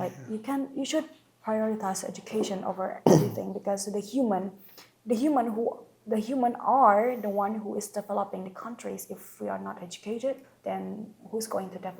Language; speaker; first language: English; non-native, local second language; Indonesian